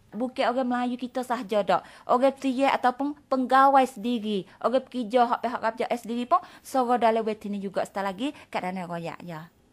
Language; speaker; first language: Malay; native; Malay